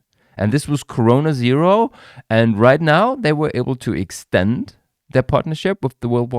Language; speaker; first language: English; non-native, fluent; German